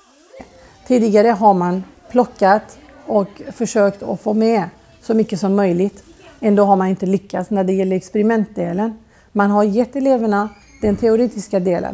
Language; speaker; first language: Swedish; non-native, fluent; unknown